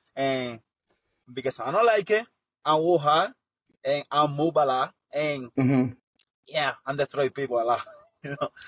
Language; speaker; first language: English; non-native, learner; Spanish